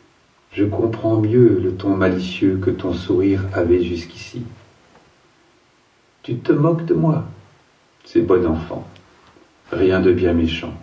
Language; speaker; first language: French; native; French